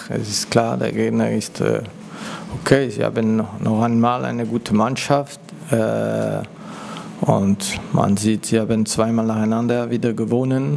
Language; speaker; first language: German; non-native, learner; French